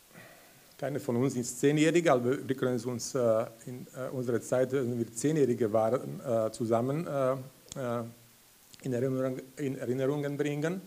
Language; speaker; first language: German; non-native, fluent; Slovak